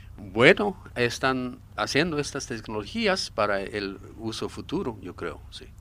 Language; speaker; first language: Spanish; non-native, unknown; Japanese